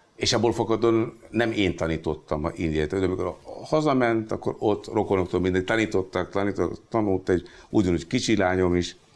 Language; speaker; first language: Hungarian; non-native, fluent; Hindi